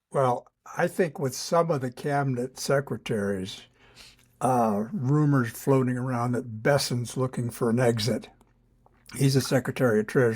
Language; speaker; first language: English; native; English